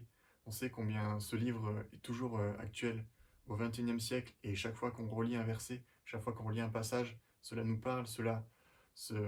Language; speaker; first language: French; native; French